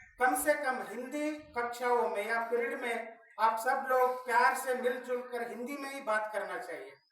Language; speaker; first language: Hindi; non-native, local second language; Kannada